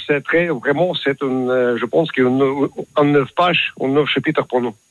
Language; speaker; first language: French; non-native, learner; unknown